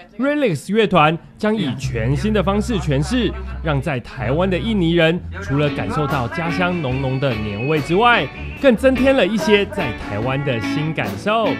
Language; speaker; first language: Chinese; native; Chinese